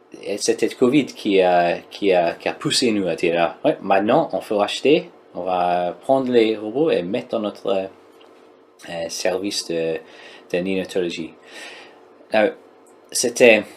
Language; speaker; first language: French; non-native, learner; English